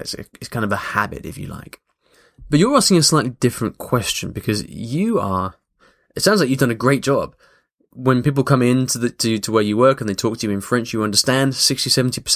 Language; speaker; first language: English; native; English